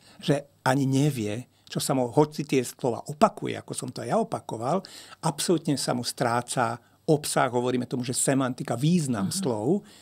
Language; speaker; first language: Slovak; non-native, local second language; Hungarian